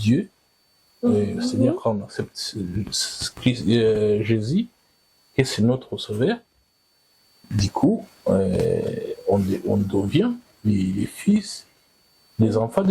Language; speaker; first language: French; non-native, fluent; Kinyarwanda